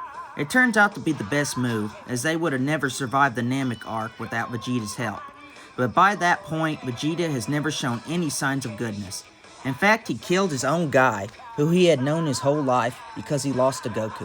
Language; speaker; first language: English; native; English